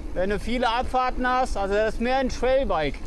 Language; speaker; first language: German; native; German